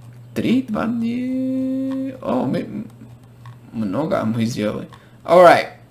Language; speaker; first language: Russian; non-native, fluent; English